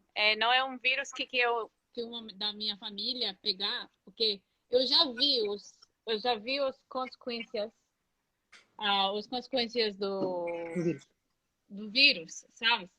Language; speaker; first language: Portuguese; non-native, fluent; English